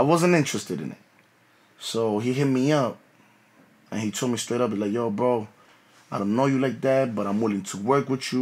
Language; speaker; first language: English; early bilingual, other home language; Spanish